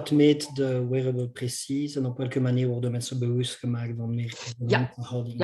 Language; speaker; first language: Dutch; non-native, local second language; French